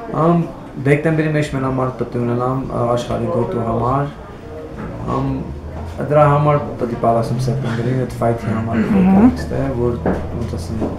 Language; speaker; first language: Armenian; early bilingual, heritage; Armenian